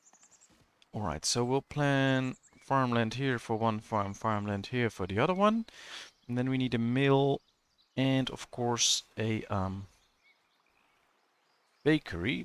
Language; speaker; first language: English; non-native, fluent; Dutch